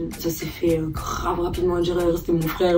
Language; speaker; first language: French; native; French